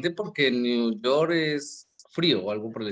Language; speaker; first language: Spanish; native; Spanish